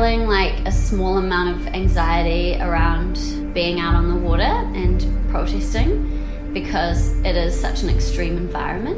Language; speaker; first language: English; native; English